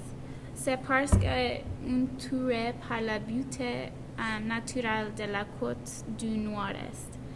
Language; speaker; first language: French; non-native, learner; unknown